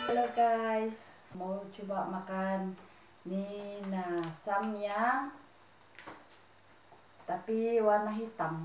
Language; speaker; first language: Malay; non-native, local second language; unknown